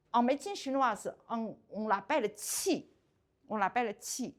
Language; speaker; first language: French; non-native, learner; Chinese